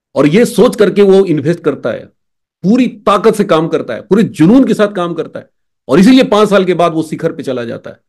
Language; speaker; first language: Hindi; native; Hindi